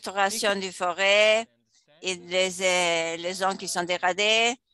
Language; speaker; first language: French; non-native, fluent; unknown